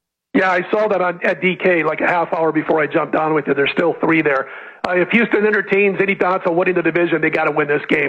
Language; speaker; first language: English; native; English